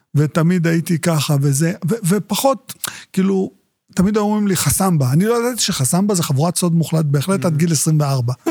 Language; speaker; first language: Hebrew; native; Hebrew